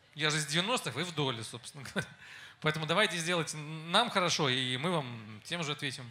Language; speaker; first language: Russian; native; Russian